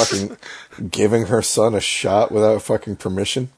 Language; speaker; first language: English; native; English